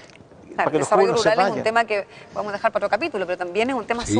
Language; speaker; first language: Spanish; native; Spanish